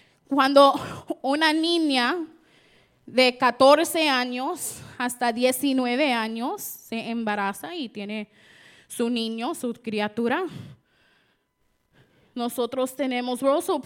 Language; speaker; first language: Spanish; early bilingual, heritage; Spanish